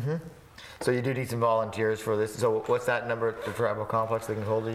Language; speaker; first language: English; native; English